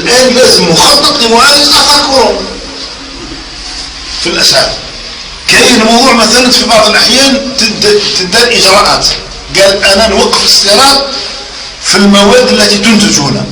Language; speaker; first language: Arabic; native; Arabic